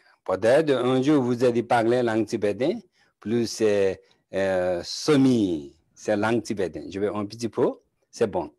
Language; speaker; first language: French; non-native, learner; Tibetan